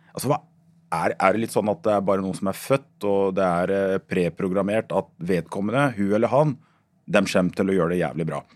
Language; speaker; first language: Norwegian; early bilingual, other home language; Arabic